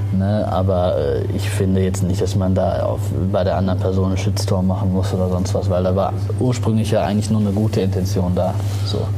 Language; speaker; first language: German; early bilingual, other home language; Arabic